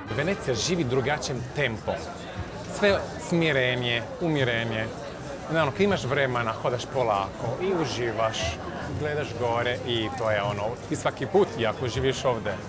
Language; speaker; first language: Serbian; early bilingual, heritage; Serbian